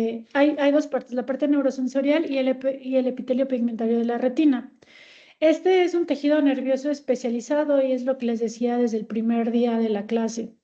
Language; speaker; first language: Spanish; native; Spanish